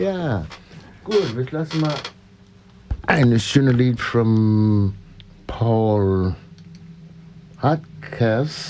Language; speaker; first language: German; non-native, learner; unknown